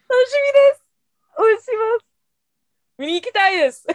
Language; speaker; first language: Japanese; non-native, fluent; English